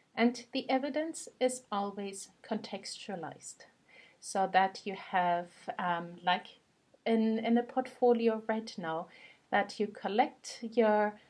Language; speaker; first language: English; non-native, fluent; German